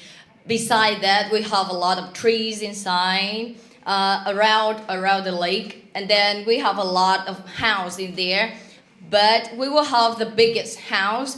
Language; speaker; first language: English; non-native, learner; Vietnamese